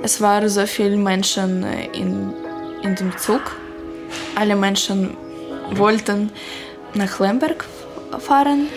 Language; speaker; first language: German; non-native, learner; Ukrainian